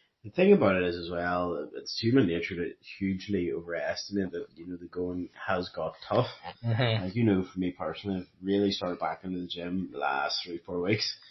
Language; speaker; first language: English; native; English